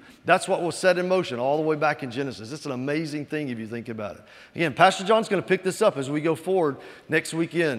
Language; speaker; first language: English; native; English